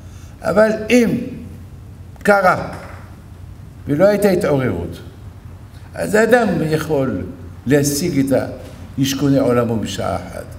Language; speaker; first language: Hebrew; non-native, fluent; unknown